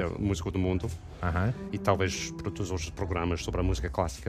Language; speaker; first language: Portuguese; non-native, learner; English